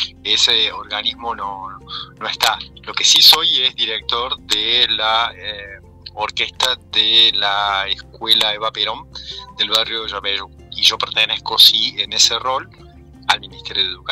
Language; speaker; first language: Spanish; native; Spanish